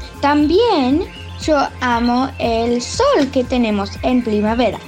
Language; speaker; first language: Spanish; early bilingual, heritage; Spanish